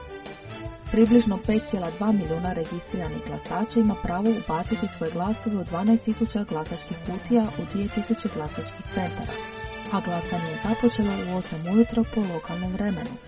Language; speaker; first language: Croatian; native; Croatian